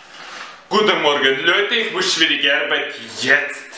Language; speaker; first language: German; non-native, learner; Russian